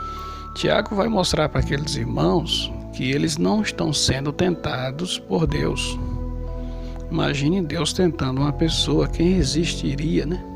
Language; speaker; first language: Portuguese; native; Portuguese